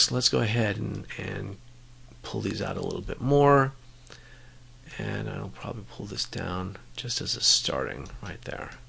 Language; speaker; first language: English; native; English